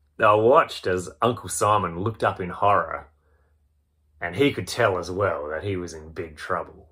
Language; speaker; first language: English; native; English